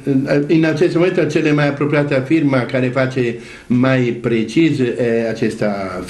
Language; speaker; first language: Romanian; non-native, learner; Italian